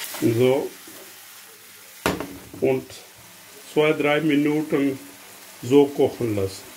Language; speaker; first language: German; non-native, fluent; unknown